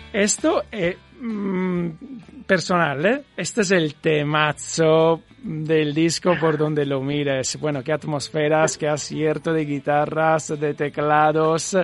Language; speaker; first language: Spanish; non-native, fluent; Italian